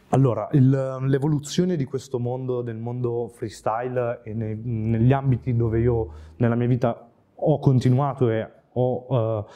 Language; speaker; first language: Italian; native; Italian